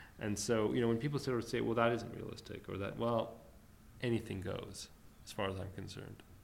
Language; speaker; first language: English; early bilingual, other home language; Armenian